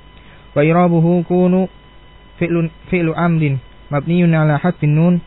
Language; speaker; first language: Arabic; non-native, learner; Indonesian